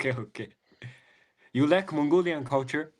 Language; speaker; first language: English; non-native, learner; Mongolian